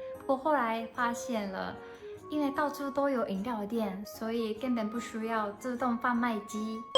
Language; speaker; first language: Chinese; non-native, fluent; Japanese